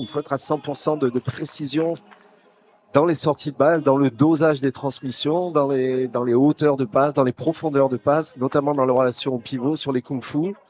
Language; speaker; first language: French; native; French